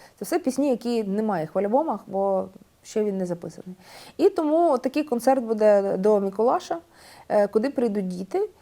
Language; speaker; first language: Ukrainian; native; Ukrainian